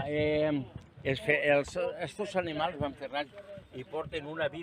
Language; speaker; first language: Catalan; native; Catalan